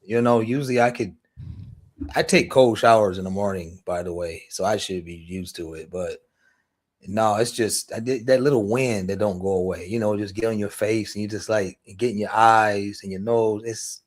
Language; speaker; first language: English; native; English